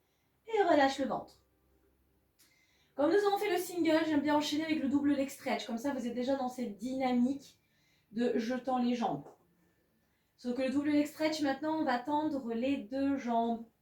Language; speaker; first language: French; native; French